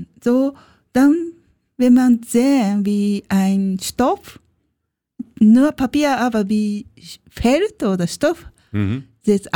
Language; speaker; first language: German; non-native, learner; Japanese